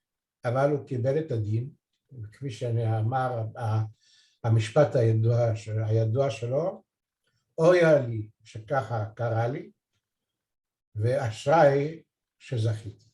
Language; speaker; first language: Hebrew; early bilingual, other home language; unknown